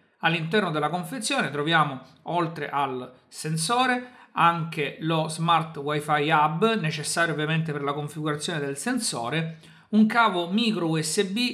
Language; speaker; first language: Italian; native; Italian